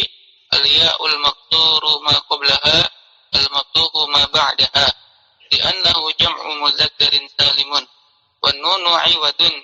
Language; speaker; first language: Arabic; non-native, learner; Indonesian